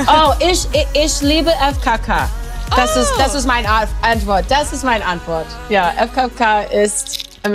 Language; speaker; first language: German; non-native, learner; English